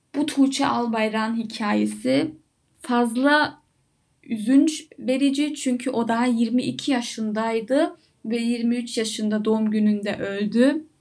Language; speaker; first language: Turkish; early bilingual, heritage; Turkish